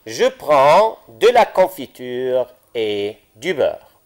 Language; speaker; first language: French; non-native, fluent; Arabic